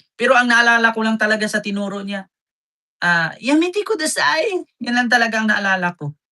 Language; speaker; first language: Filipino; non-native, local second language; Cebuano